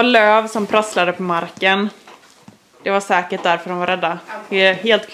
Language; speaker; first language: Swedish; native; Swedish